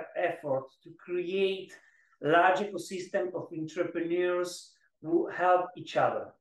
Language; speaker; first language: English; non-native, learner; Italian